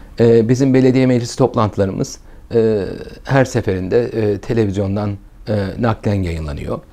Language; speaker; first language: Turkish; native; Turkish